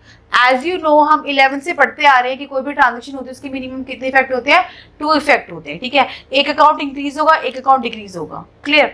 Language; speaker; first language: Hindi; native; Hindi